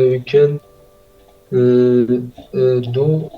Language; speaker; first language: English; non-native, learner; Tajik